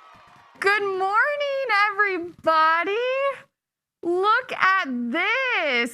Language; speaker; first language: English; native; English